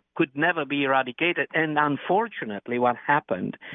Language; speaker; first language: English; non-native, fluent; Romanian